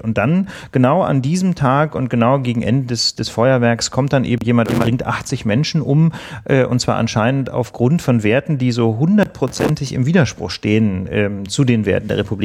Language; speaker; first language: German; native; German